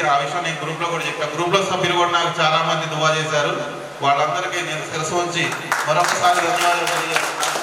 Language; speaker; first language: Telugu; native; Telugu